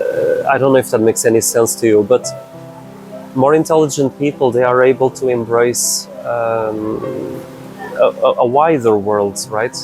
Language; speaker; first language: English; non-native, fluent; Portuguese